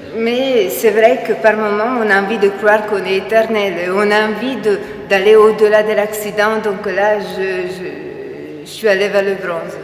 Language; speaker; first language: French; non-native, fluent; Italian